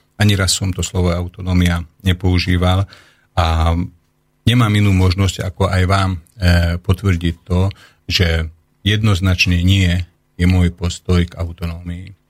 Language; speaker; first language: Slovak; non-native, local second language; Hungarian